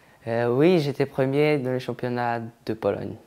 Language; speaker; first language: French; non-native, fluent; Polish